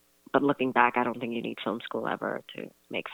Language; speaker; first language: English; non-native, local second language; Urdu